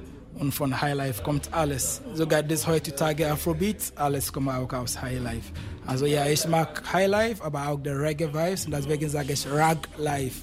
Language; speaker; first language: German; non-native, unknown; Akan